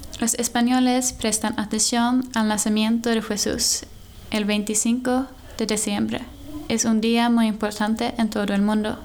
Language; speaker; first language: Spanish; non-native, learner; Swedish